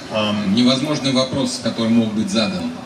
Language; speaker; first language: Russian; native; Russian